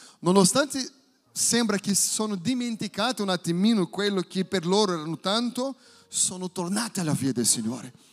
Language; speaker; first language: Italian; non-native, fluent; Portuguese